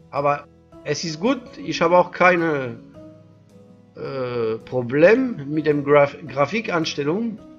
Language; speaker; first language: German; non-native, learner; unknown